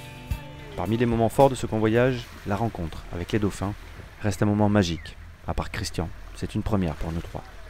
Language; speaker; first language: French; native; French